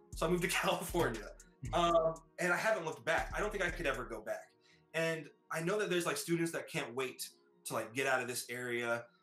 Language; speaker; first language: English; native; English